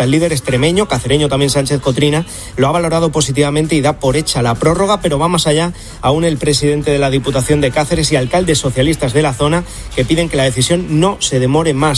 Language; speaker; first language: Spanish; native; Spanish